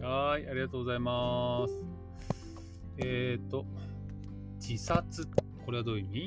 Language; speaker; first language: Japanese; native; Japanese